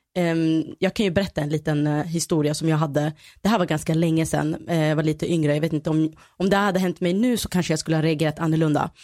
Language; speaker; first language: Swedish; early bilingual, other home language; Somali